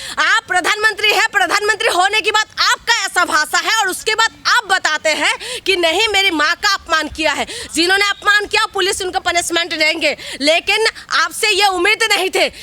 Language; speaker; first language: Hindi; non-native, local second language; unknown